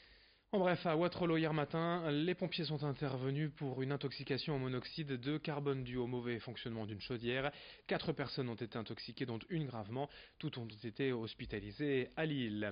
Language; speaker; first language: French; native; French